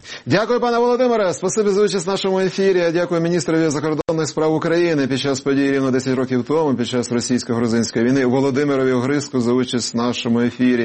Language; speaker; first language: Ukrainian; native; Ukrainian